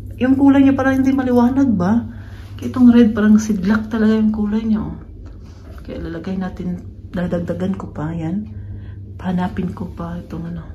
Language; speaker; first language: Filipino; non-native, local second language; Cebuano